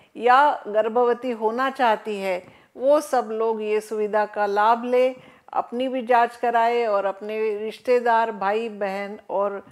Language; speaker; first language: Hindi; non-native, local second language; Marathi